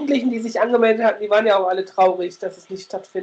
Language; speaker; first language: German; native; German